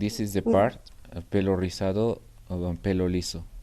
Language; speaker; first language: English; non-native, learner; Spanish